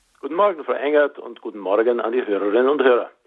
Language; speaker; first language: German; native; German